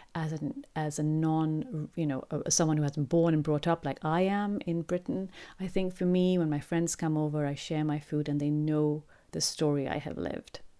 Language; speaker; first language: English; non-native, local second language; Urdu